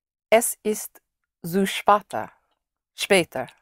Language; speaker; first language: German; non-native, learner; English